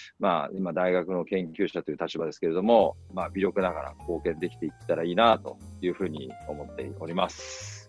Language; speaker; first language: Japanese; native; Japanese